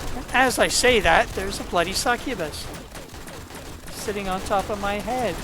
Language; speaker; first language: English; native; English